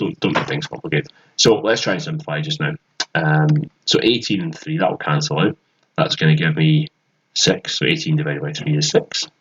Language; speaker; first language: English; native; English